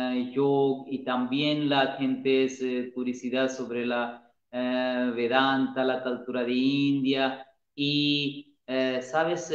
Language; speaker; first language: Spanish; non-native, learner; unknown